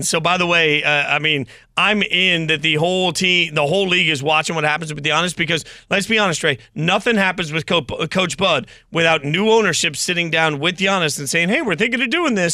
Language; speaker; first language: English; native; English